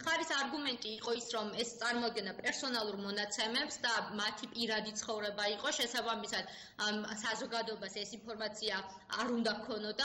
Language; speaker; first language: Georgian; native; Georgian